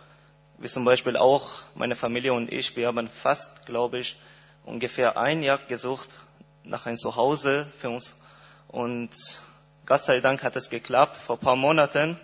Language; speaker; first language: German; non-native, fluent; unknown